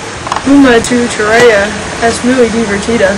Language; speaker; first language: Spanish; non-native, learner; English